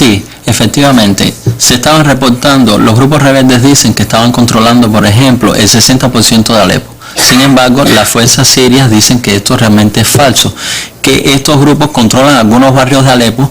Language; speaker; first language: Spanish; native; Spanish